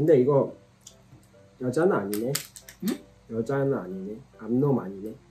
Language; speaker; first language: Vietnamese; non-native, learner; Korean